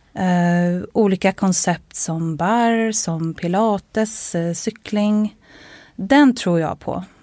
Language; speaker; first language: Swedish; native; Swedish